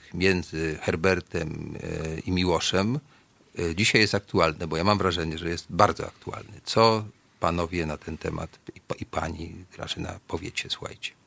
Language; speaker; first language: Polish; native; Polish